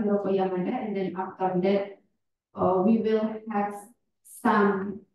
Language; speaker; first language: English; non-native, fluent; Indonesian